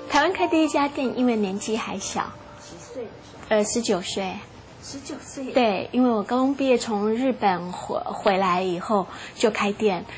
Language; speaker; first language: Chinese; non-native, local second language; Hakka Chinese